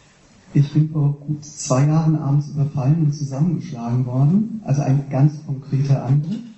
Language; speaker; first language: German; native; German